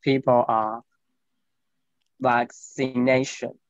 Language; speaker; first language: English; non-native, learner; Chinese